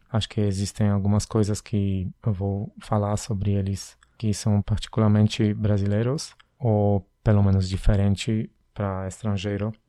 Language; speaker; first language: Portuguese; non-native, fluent; Polish